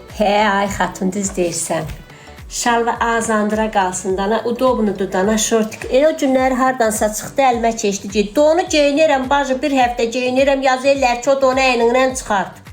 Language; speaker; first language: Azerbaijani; native; Azerbaijani